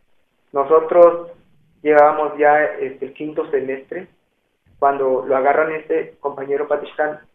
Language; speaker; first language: Spanish; non-native, local second language; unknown